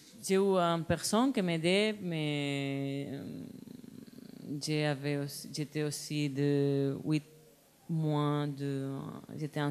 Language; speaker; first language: French; non-native, learner; Spanish